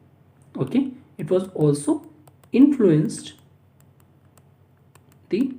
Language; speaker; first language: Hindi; native; Hindi